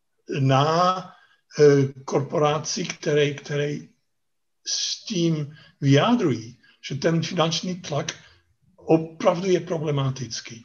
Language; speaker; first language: Czech; non-native, fluent; Dutch